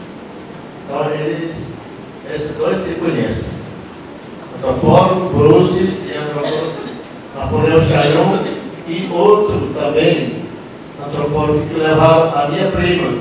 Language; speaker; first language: Portuguese; non-native, local second language; Yanomámi